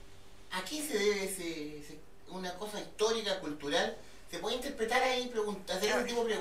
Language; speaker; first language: Spanish; native; Spanish